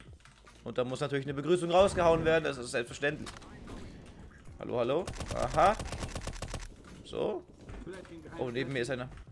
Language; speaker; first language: German; native; German